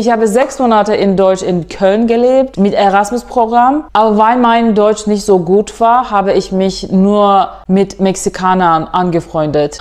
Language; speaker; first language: German; non-native, fluent; Turkish